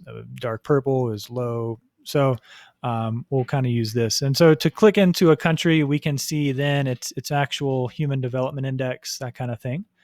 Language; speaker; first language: English; native; English